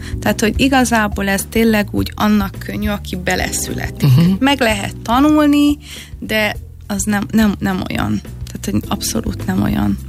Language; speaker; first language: Hungarian; early bilingual, heritage; Hungarian